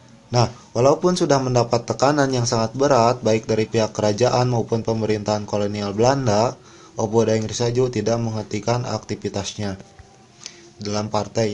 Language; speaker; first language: Indonesian; native; Indonesian